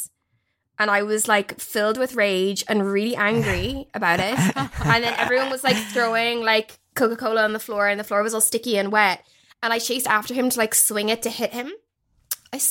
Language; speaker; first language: English; native; English